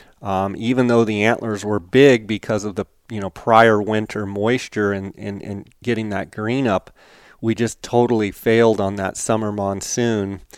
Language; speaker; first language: English; native; English